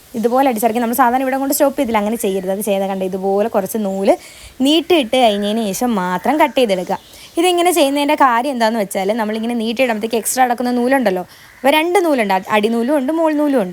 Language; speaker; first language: Malayalam; native; Malayalam